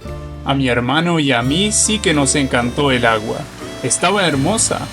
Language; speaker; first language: Spanish; native; Spanish